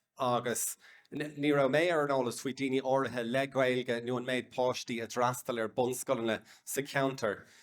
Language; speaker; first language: Irish; non-native, local second language; English